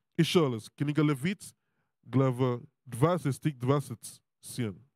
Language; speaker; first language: Russian; non-native, learner; Serbian